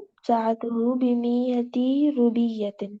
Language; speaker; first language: Arabic; non-native, learner; Urdu